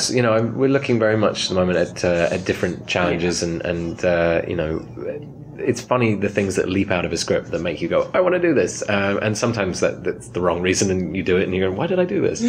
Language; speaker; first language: English; native; English